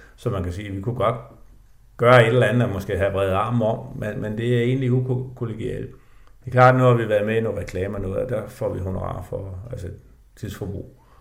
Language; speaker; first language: Danish; native; Danish